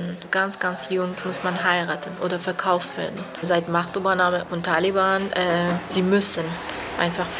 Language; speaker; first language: German; non-native, fluent; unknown